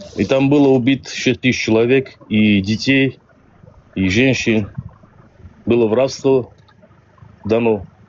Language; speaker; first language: Russian; non-native, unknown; Kurdish